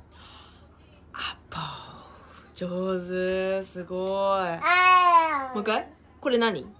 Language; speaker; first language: Japanese; native; Japanese